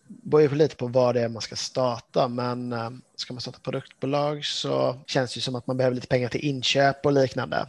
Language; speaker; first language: Swedish; native; Swedish